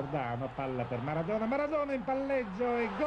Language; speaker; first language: Italian; native; Italian